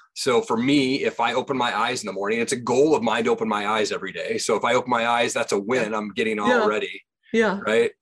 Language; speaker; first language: English; native; English